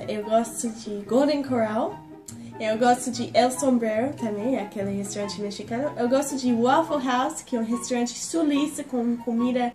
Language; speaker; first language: Portuguese; non-native, fluent; English